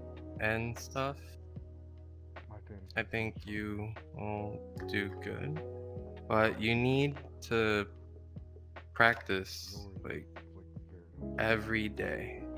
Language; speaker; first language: English; non-native, learner; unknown